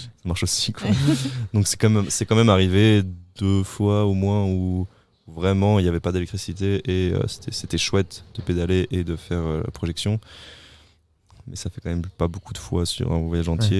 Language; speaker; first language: French; native; French